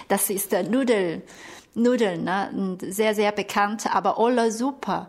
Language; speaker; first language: German; non-native, fluent; Chinese